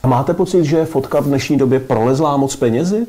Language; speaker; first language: Czech; native; Czech